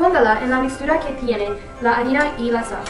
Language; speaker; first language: Spanish; non-native, learner; English